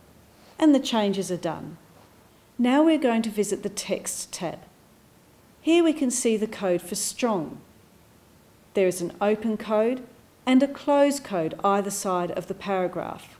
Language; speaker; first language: English; native; English